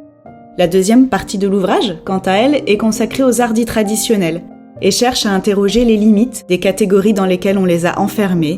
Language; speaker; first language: French; native; French